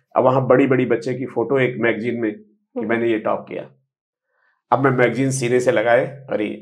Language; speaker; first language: Hindi; native; Hindi